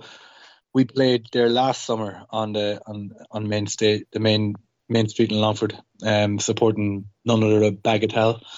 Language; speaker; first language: English; native; English